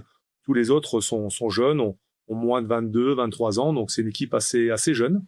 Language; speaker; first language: French; native; French